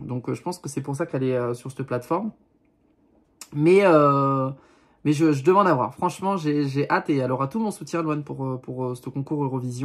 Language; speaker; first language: French; native; French